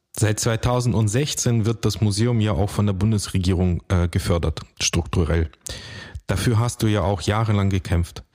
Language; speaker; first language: German; early bilingual, other home language; Russian